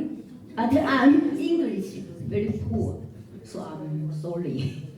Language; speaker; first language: English; non-native, learner; Chinese